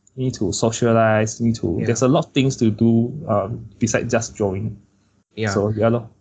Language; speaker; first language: English; non-native, local second language; Chinese